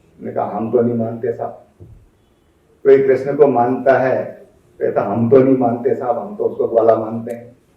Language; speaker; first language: Hindi; native; Hindi